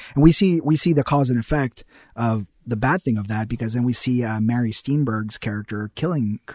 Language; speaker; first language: English; early bilingual, heritage; Spanish